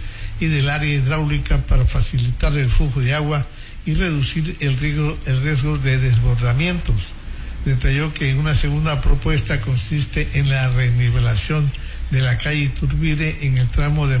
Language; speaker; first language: Spanish; native; Spanish